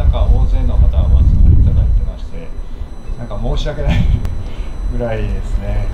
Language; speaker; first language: Japanese; native; Japanese